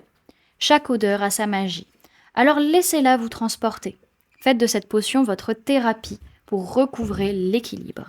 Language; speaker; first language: French; native; French